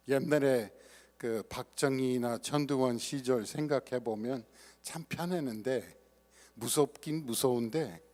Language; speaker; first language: Korean; non-native, fluent; English